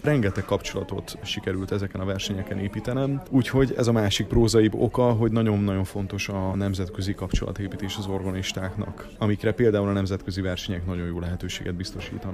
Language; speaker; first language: Hungarian; native; Hungarian